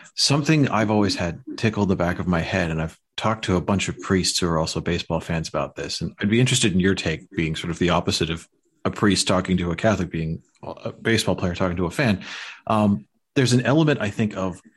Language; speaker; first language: English; native; English